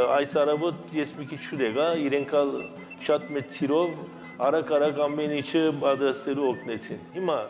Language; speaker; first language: Armenian; early bilingual, heritage; Armenian